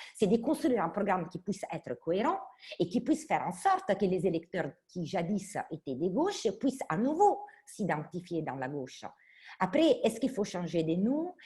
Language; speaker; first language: French; non-native, fluent; Italian